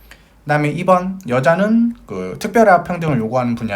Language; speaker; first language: Korean; native; Korean